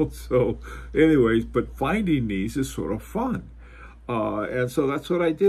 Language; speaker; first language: English; native; English